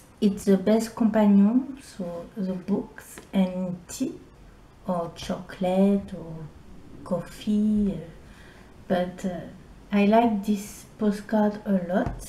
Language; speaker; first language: English; non-native, learner; French